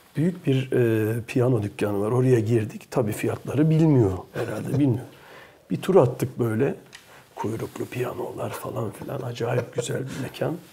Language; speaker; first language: Turkish; early bilingual, heritage; Turkish